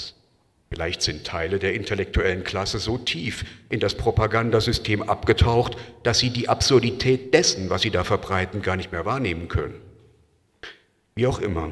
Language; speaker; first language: German; native; German